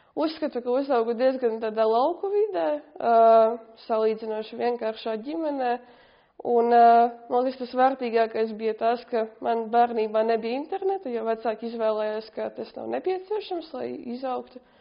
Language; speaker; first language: Latvian; native; Latvian